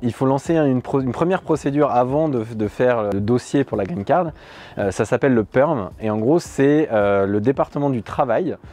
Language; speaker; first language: French; native; French